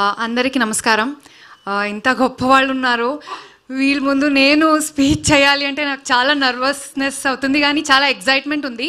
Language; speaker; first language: Telugu; non-native, learner; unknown